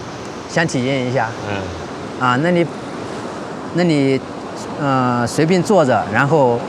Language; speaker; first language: Chinese; native; Chinese